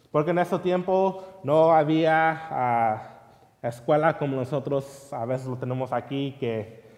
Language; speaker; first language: Spanish; early bilingual, heritage; Spanish